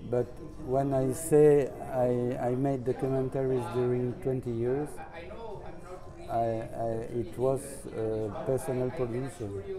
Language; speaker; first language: English; non-native, learner; French